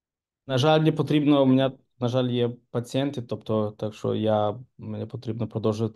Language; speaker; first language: Ukrainian; non-native, local second language; Russian